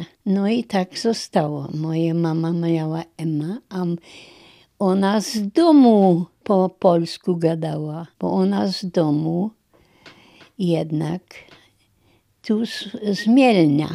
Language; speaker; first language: Polish; non-native, local second language; German